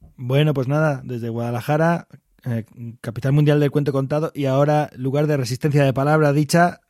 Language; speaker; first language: Spanish; native; Spanish